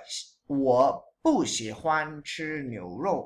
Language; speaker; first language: Chinese; non-native, fluent; Thai